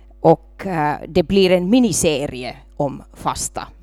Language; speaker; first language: Swedish; non-native, local second language; Finnish